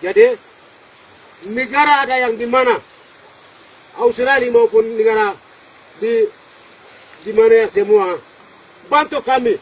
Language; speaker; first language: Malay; non-native, local second language; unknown